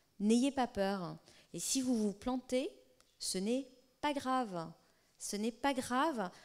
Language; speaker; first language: French; native; French